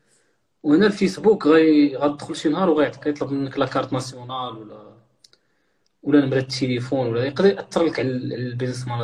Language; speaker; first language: Arabic; native; Arabic